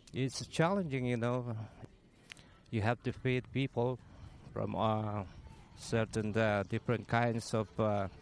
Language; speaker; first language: English; non-native, local second language; Filipino